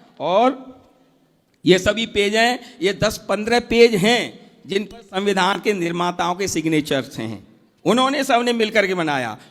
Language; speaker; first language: Hindi; native; Hindi